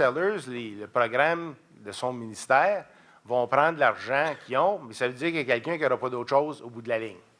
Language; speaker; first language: French; native; French